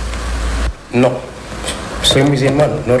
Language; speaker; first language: Spanish; non-native, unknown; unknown